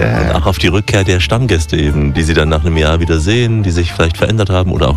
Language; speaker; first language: German; native; German